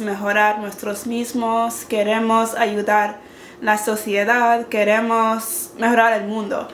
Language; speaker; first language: Spanish; non-native, learner; English